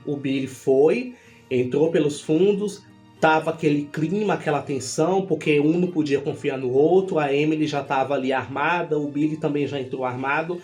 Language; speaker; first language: Portuguese; native; Portuguese